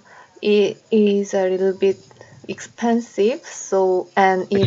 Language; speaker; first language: English; non-native, learner; Korean